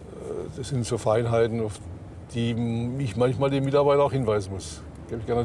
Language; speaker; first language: German; native; German